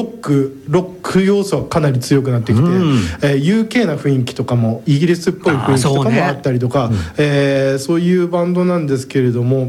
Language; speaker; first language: Japanese; native; Japanese